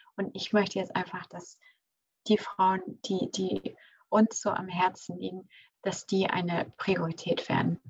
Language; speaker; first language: German; early bilingual, other home language; English